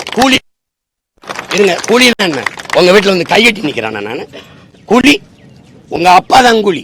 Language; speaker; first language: Tamil; native; Tamil